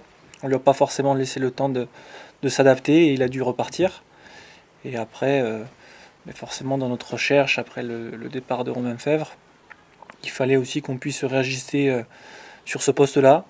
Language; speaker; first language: French; native; French